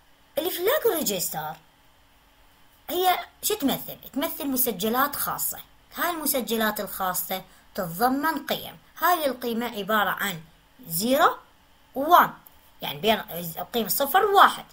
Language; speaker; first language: Arabic; native; Arabic